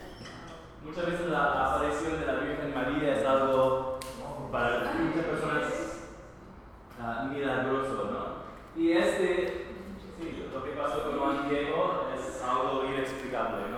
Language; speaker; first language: Spanish; non-native, fluent; English